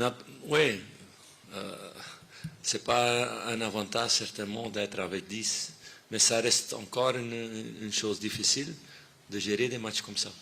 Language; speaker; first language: French; non-native, fluent; Dutch